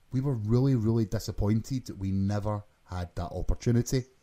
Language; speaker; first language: English; native; English